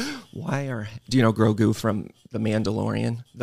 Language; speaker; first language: English; native; English